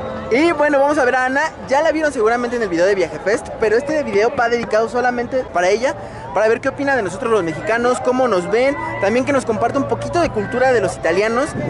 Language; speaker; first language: Spanish; native; Spanish